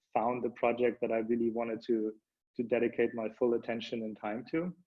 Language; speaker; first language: English; early bilingual, other home language; German